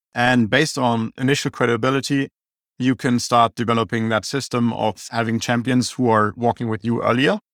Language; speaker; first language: English; non-native, fluent; German